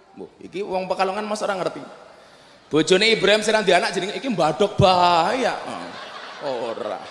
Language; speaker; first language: Indonesian; non-native, local second language; Javanese